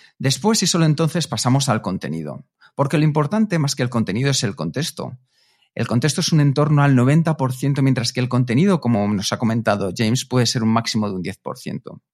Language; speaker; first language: Spanish; native; Spanish